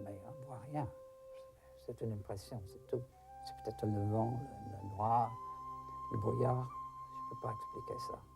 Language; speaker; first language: French; non-native, fluent; English